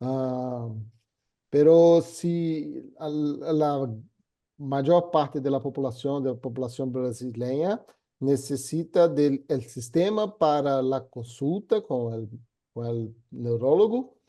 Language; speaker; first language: Spanish; non-native, fluent; Portuguese